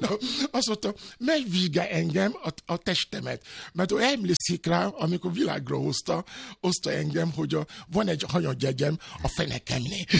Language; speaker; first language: Hungarian; non-native, learner; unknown